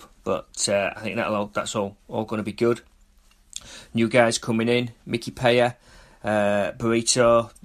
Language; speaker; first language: English; native; English